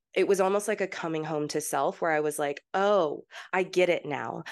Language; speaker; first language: English; early bilingual, heritage; English